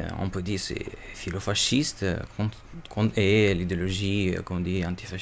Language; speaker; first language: French; non-native, fluent; Albanian